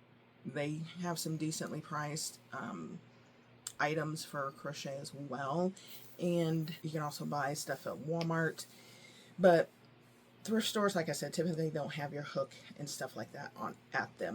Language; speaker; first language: English; native; English